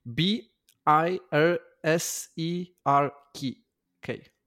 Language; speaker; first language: English; non-native, learner; Polish